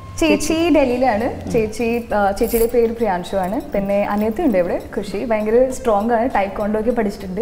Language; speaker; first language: Malayalam; non-native, local second language; Hindi